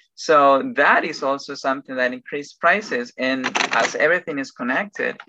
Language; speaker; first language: English; non-native, fluent; Spanish